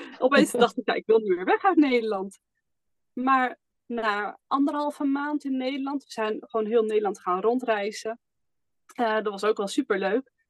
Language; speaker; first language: Dutch; native; Dutch